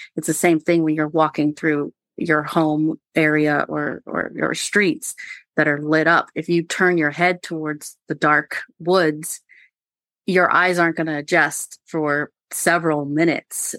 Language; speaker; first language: English; native; English